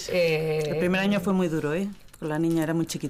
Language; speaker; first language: Spanish; native; Spanish